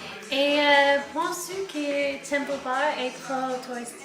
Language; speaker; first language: French; non-native, learner; English